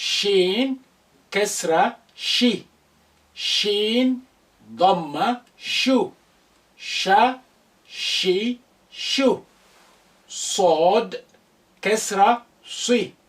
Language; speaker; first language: Arabic; non-native, fluent; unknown